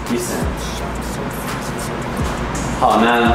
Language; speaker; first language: English; non-native, learner; Turkish